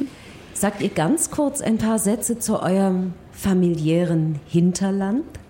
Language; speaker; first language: German; native; German